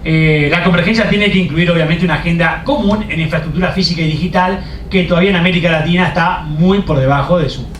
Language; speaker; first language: Spanish; native; Spanish